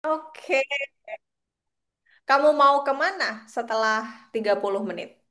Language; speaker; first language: Indonesian; non-native, fluent; English